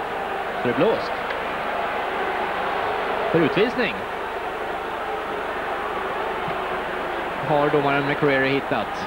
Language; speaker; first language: Swedish; native; Swedish